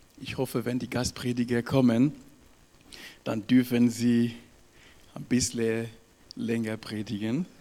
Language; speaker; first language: German; non-native, fluent; French